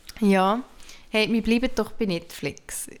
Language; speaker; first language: German; native; German